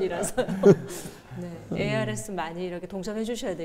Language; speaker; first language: Korean; native; Korean